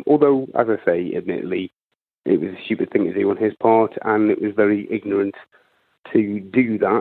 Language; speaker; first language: English; native; English